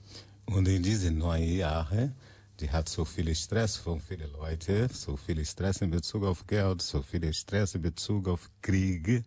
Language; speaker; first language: German; non-native, learner; Portuguese